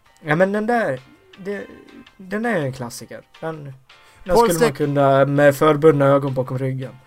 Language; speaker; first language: Swedish; native; Swedish